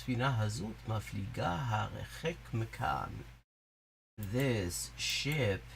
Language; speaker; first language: Hebrew; non-native, learner; English